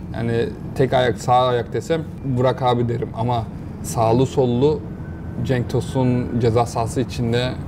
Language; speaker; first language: Turkish; early bilingual, heritage; Turkish